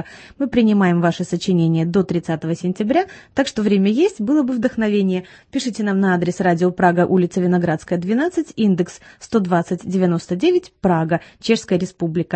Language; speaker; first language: Russian; native; Russian